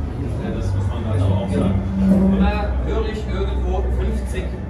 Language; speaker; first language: German; native; German